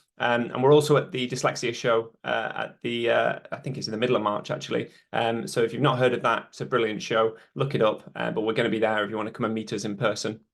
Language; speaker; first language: English; native; English